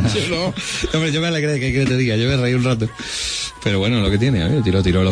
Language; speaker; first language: Spanish; native; Spanish